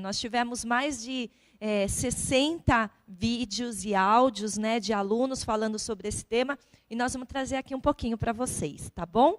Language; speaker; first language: Portuguese; native; Portuguese